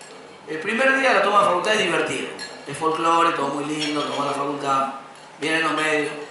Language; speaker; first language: Spanish; native; Spanish